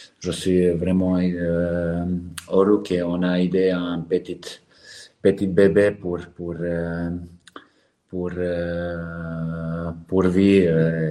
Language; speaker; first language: French; non-native, learner; Serbian